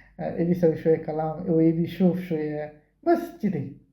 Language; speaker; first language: Arabic; non-native, learner; Bangla